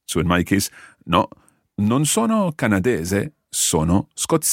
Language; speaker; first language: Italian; non-native, fluent; English